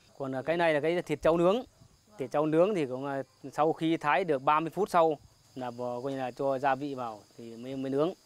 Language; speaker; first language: Vietnamese; non-native, local second language; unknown